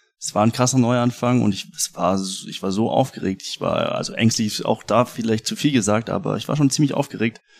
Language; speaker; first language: German; native; German